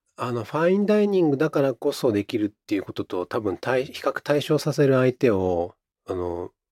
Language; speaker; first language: Japanese; native; Japanese